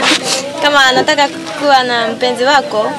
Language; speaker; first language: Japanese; non-native, learner; Swahili